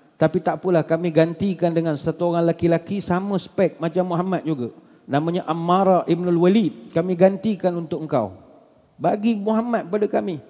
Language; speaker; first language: Malay; native; Malay